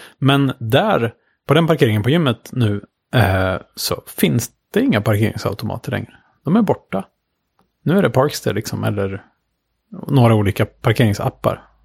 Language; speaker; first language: Swedish; native; Swedish